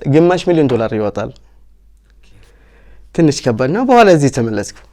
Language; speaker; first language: Amharic; non-native, learner; Arabic